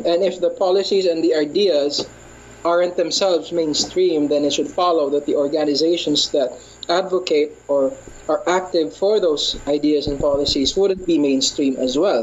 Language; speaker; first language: English; non-native, local second language; Hiligaynon